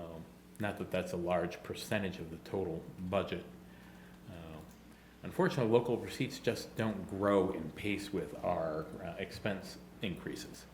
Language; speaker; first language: English; native; English